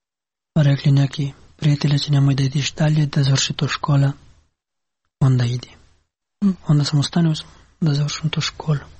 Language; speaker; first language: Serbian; non-native, learner; Pashto